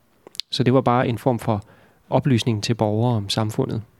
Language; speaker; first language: Danish; native; Danish